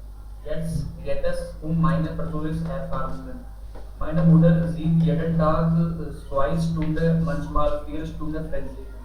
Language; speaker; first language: German; non-native, learner; Hindi